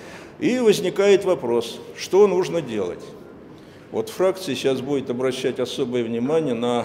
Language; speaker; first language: Russian; native; Russian